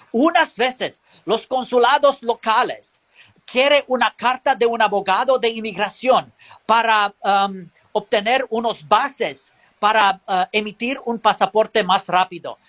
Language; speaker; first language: Spanish; non-native, learner; English